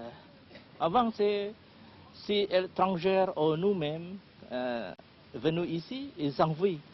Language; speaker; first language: French; non-native, learner; Indonesian